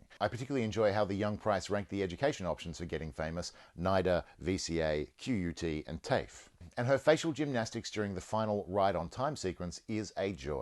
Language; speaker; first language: English; native; English